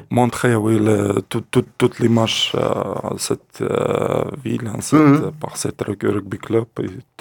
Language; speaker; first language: French; non-native, learner; Russian